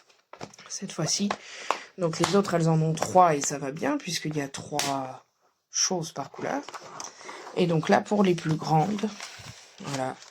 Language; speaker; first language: French; native; French